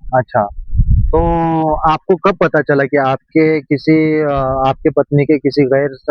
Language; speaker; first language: Hindi; non-native, local second language; Marathi